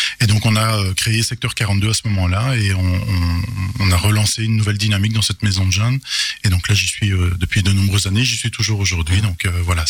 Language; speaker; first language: French; native; French